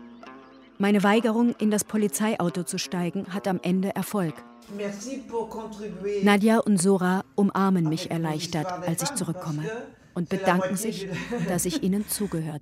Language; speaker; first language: German; native; German